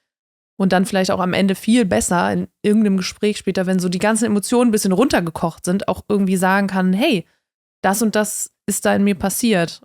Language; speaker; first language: German; native; German